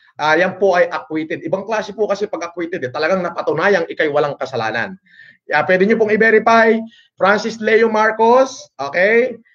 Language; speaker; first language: Filipino; non-native, local second language; Iloko